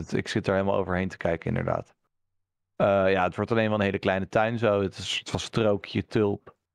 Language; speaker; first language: Dutch; native; Dutch